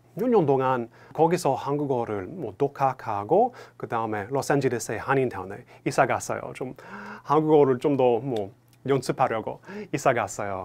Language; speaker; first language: Korean; non-native, fluent; English